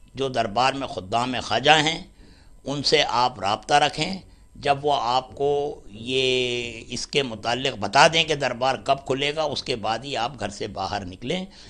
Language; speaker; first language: Hindi; native; Hindi